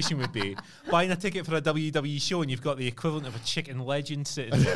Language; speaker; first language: English; native; English